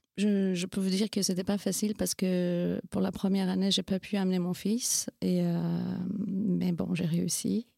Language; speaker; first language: French; non-native, fluent; Kurdish